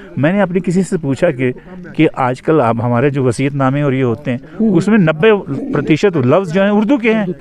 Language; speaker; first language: Urdu; native; Urdu